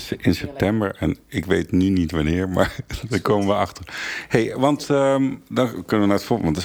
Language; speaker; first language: Dutch; native; Dutch